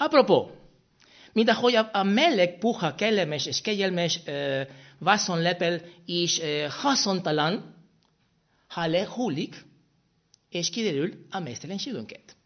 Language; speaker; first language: Hungarian; non-native, fluent; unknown